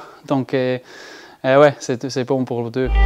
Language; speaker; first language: French; non-native, learner; German